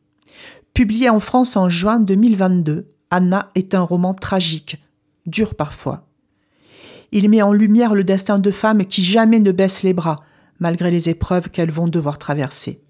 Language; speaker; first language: French; native; French